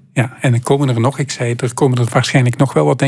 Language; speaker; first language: Dutch; native; Dutch